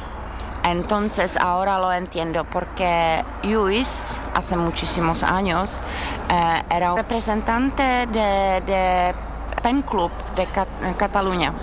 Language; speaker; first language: Spanish; non-native, learner; Czech